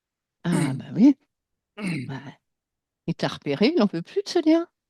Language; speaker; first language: French; native; French